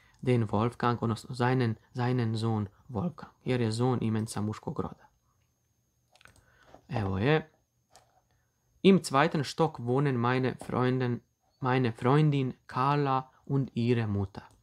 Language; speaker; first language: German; non-native, fluent; Bosnian